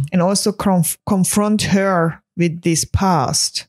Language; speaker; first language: English; non-native, fluent; Hungarian